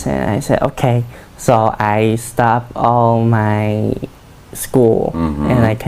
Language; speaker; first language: English; non-native, learner; Chinese